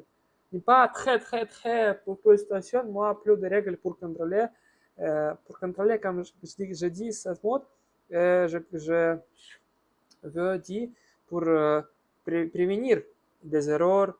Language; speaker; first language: French; non-native, learner; Russian